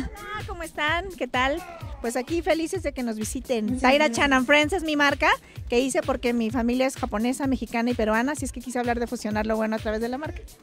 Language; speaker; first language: Spanish; native; Spanish